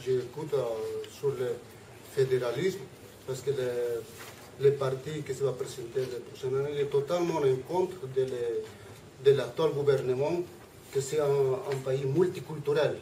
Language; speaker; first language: French; non-native, learner; Spanish